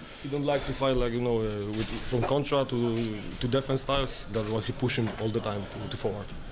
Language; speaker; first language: English; non-native, learner; Polish